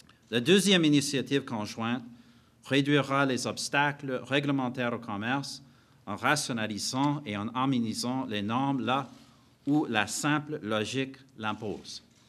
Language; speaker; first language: French; non-native, fluent; English